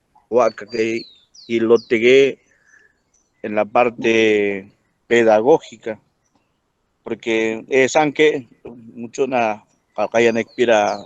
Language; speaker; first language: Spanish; non-native, local second language; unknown